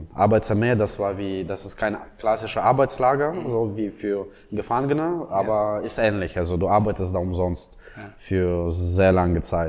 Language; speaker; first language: German; non-native, fluent; Russian